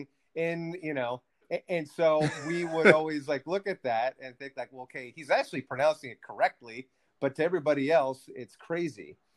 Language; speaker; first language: English; early bilingual, other home language; Spanish